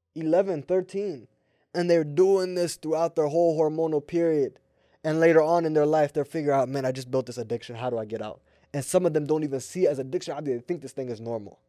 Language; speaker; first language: English; native; English